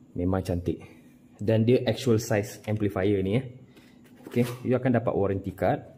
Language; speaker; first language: Malay; non-native, local second language; Tamil